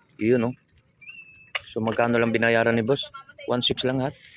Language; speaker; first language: Filipino; native; Filipino